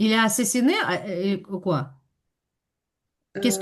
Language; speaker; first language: French; non-native, fluent; Ukrainian